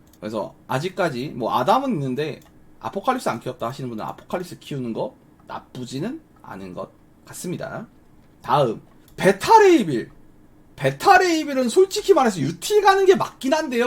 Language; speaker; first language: Korean; native; Korean